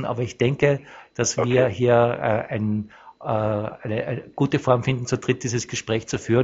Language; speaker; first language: German; native; German